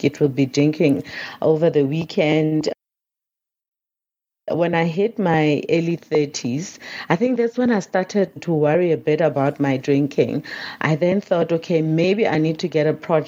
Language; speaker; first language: English; non-native, local second language; Tswana